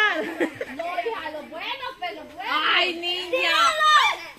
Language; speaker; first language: Spanish; native; Spanish